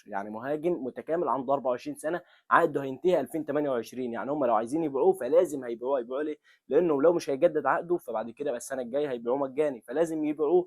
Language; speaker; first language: Arabic; native; Arabic